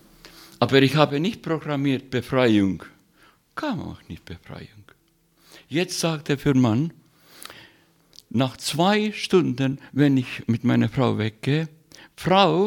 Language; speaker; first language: German; non-native, learner; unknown